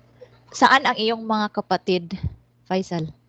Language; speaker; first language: Filipino; non-native, local second language; Cebuano